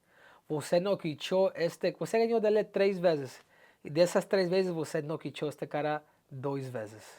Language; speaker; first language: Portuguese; non-native, learner; English